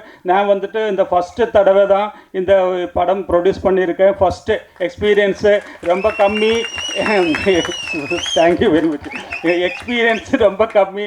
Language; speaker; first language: Tamil; non-native, learner; Malayalam